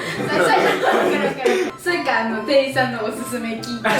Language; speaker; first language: Japanese; native; Japanese